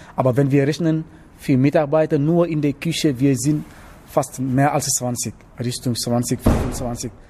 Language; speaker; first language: German; non-native, learner; Wolof